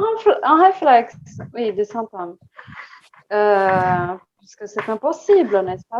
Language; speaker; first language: French; non-native, fluent; Portuguese